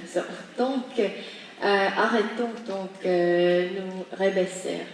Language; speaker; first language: French; non-native, fluent; Estonian